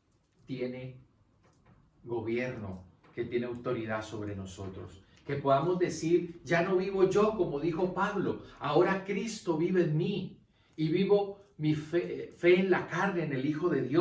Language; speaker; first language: Spanish; native; Spanish